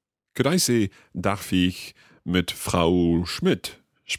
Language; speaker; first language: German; non-native, learner; English